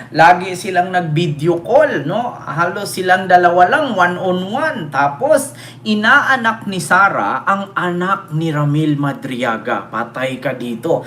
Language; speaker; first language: Filipino; non-native, local second language; Cebuano